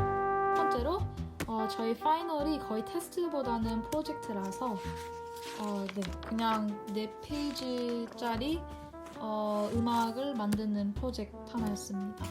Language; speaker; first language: Korean; early bilingual, heritage; Korean